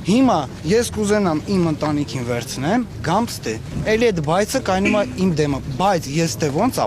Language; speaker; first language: Armenian; non-native, local second language; Kurdish